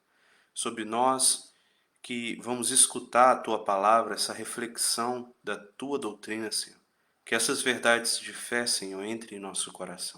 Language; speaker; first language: Portuguese; native; Portuguese